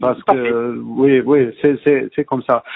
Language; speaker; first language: French; non-native, fluent; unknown